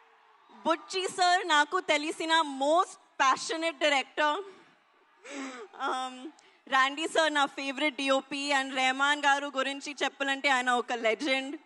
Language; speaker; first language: Telugu; non-native, local second language; Hindi